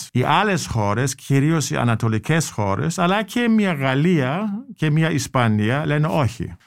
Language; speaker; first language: Greek; non-native, fluent; German